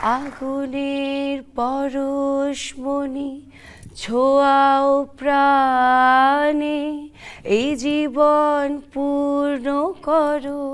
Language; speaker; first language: Hindi; non-native, local second language; Bangla